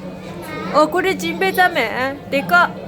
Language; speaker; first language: Japanese; non-native, learner; Mongolian